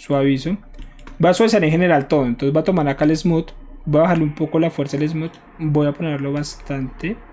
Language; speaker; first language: Spanish; native; Spanish